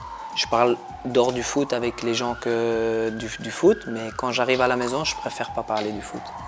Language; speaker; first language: French; non-native, local second language; Dutch